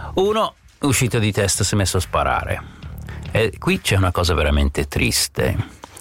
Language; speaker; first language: Italian; non-native, fluent; English